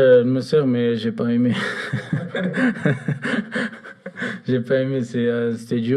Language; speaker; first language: French; non-native, fluent; Portuguese